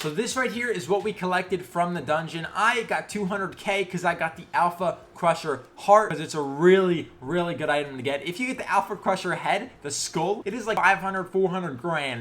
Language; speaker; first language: English; native; English